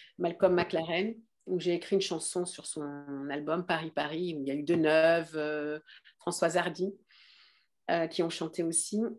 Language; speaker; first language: French; early bilingual, other home language; Arabic